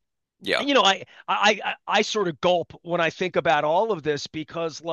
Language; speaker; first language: English; native; English